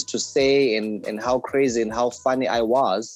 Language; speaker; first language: English; non-native, local second language; Xhosa